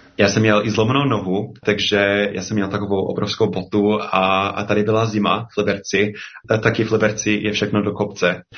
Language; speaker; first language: Czech; non-native, fluent; English